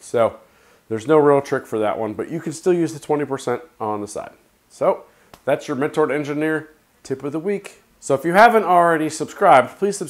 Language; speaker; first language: English; native; English